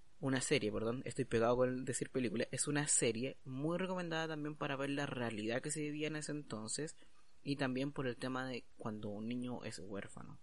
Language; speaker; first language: Spanish; native; Spanish